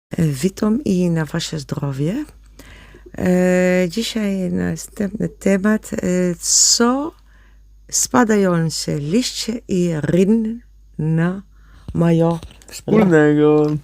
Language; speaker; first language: Polish; non-native, learner; Dutch